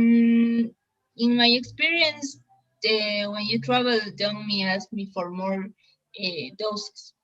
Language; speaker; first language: English; non-native, learner; Spanish